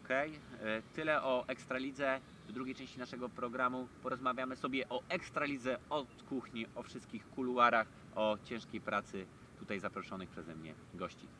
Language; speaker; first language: Polish; native; Polish